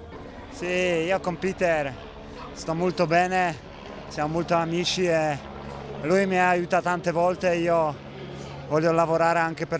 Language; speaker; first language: Italian; non-native, fluent; Polish